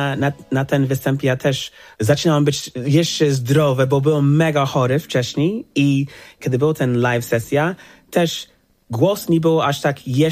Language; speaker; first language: Polish; non-native, fluent; English